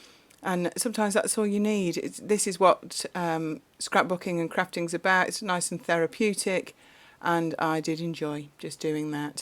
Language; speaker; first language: English; native; English